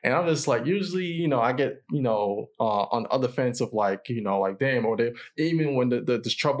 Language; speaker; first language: English; native; English